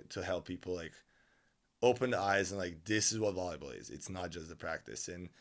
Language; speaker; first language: English; non-native, fluent; Serbian